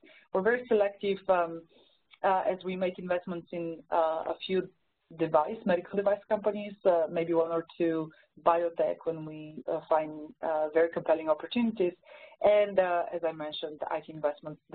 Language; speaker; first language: English; non-native, fluent; Bulgarian